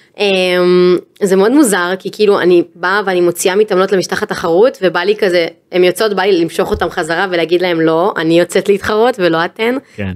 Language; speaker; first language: Hebrew; native; Hebrew